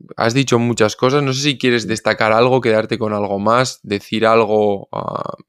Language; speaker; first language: Spanish; native; Spanish